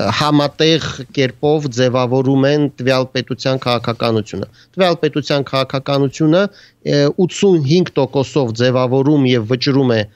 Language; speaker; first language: Armenian; native; Armenian